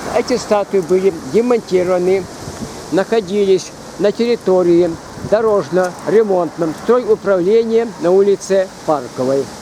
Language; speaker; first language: Russian; native; Russian